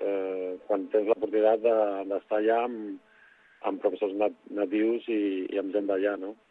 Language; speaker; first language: Catalan; non-native, local second language; Spanish